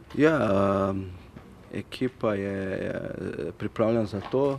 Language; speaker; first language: Slovenian; non-native, learner; Portuguese